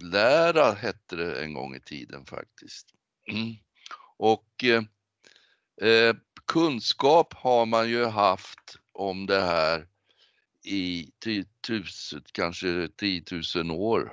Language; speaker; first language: Swedish; native; Swedish